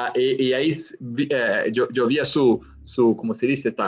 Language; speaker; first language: Spanish; non-native, fluent; Portuguese